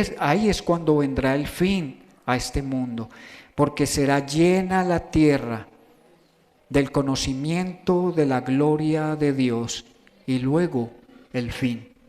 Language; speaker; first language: Spanish; native; Spanish